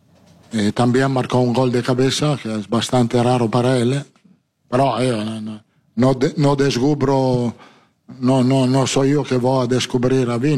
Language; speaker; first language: Portuguese; non-native, learner; Italian